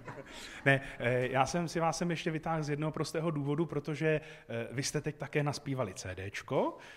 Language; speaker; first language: Czech; native; Czech